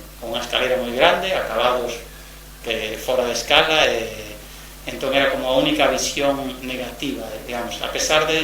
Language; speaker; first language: Galician; native; Galician